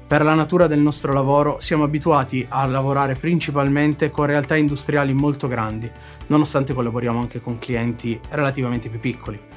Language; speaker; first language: Italian; native; Italian